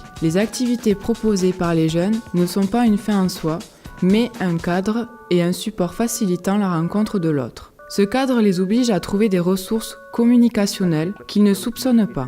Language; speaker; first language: French; native; French